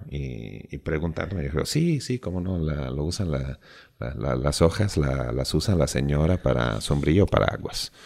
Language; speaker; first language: Spanish; non-native, fluent; Italian